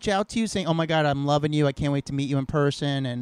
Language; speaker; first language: English; native; English